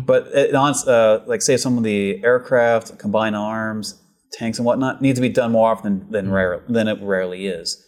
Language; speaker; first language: English; native; English